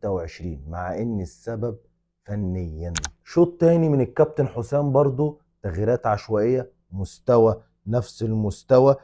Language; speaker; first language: Arabic; native; Arabic